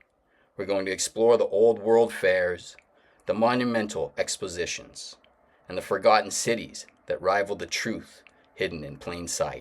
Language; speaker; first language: English; native; English